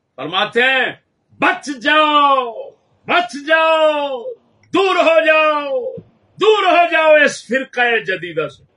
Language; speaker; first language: Urdu; non-native, local second language; Punjabi